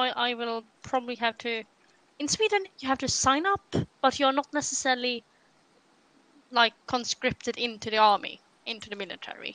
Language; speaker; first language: English; non-native, fluent; Swedish